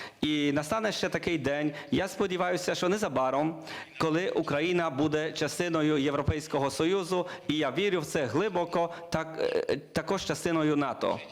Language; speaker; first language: Ukrainian; non-native, learner; Polish